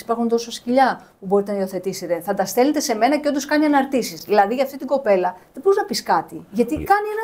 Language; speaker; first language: Greek; native; Greek